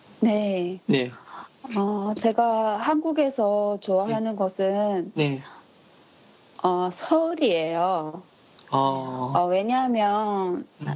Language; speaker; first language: Korean; non-native, learner; Japanese